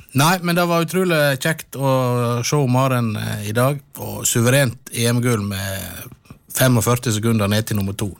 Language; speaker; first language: Norwegian; native; Norwegian